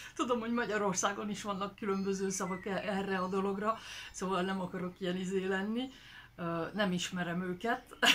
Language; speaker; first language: Hungarian; early bilingual, heritage; French